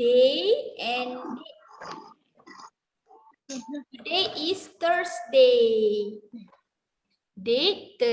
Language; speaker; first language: English; non-native, local second language; Malay